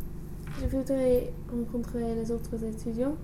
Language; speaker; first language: French; non-native, learner; English